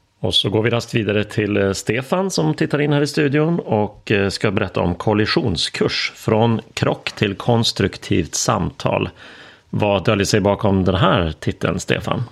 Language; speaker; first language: Swedish; native; Swedish